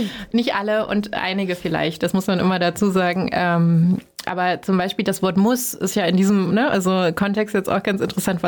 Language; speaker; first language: German; native; German